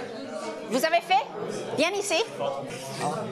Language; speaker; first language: French; non-native, learner; Italian